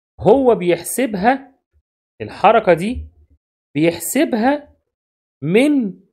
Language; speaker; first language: Arabic; native; Arabic